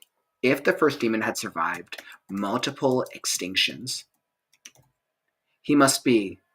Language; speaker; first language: English; native; English